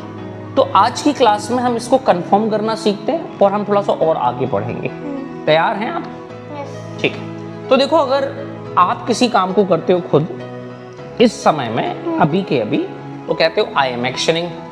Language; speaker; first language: Hindi; native; Hindi